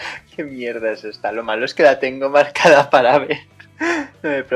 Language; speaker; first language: Spanish; native; Spanish